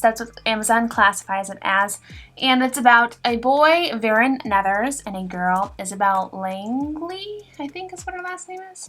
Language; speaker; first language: English; native; English